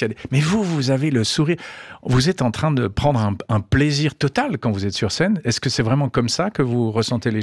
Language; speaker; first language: French; native; French